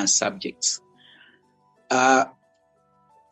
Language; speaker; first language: English; non-native, local second language; Ganda